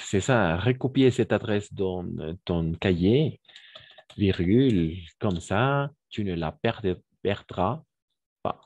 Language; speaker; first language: French; non-native, fluent; Spanish